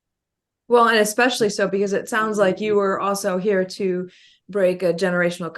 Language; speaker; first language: English; native; English